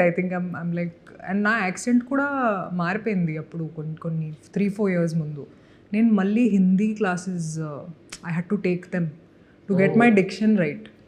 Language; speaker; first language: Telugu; non-native, fluent; Punjabi